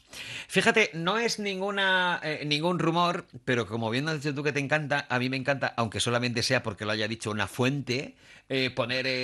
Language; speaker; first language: Spanish; native; Spanish